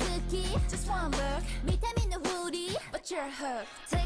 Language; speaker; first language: English; native; English